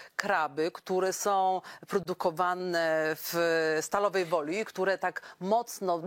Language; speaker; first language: Polish; native; Polish